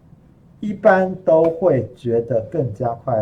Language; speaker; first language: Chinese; non-native, fluent; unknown